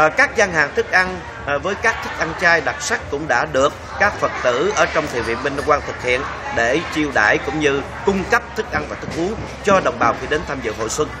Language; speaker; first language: Vietnamese; native; Vietnamese